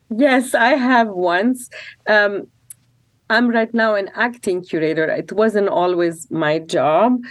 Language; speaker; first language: English; non-native, fluent; Arabic